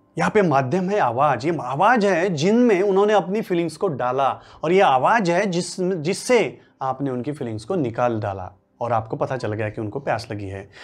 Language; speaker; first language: Hindi; non-native, local second language; Marathi